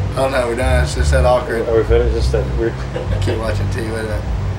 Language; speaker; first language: English; native; English